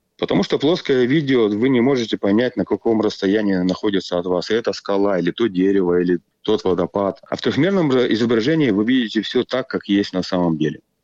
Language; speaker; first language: Russian; native; Russian